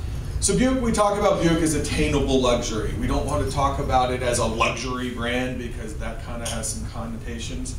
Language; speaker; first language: English; native; English